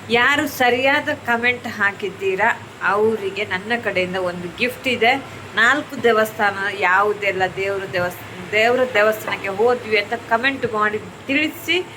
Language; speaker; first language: Kannada; non-native, local second language; Tulu